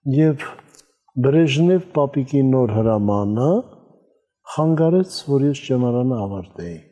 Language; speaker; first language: Armenian; native; Armenian